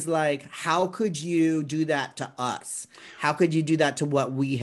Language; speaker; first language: English; native; English